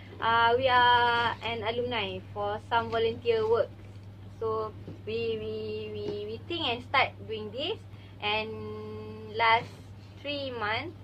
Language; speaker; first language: English; non-native, learner; Malay